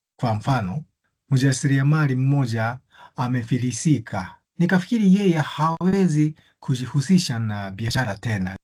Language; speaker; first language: Swahili; non-native, fluent; Japanese